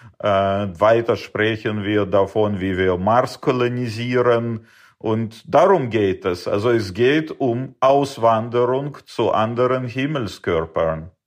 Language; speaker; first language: German; non-native, fluent; Russian